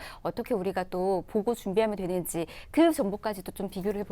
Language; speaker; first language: Korean; native; Korean